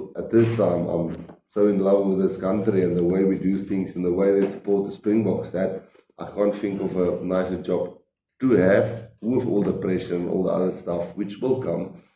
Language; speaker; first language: English; non-native, local second language; Afrikaans